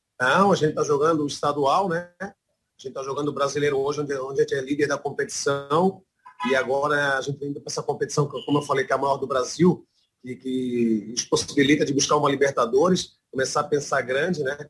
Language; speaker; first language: Portuguese; native; Portuguese